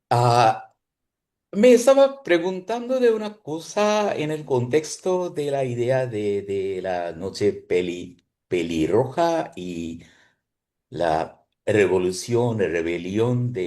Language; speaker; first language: Spanish; non-native, fluent; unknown